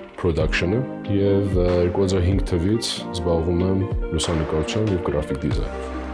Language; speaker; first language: Armenian; early bilingual, heritage; Armenian